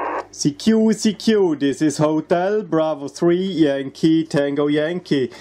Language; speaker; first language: English; non-native, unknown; German